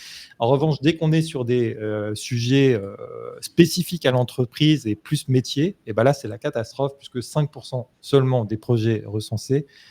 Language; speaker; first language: French; native; French